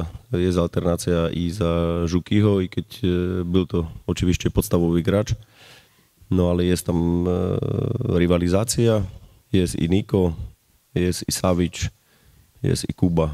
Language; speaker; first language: Polish; non-native, learner; Slovak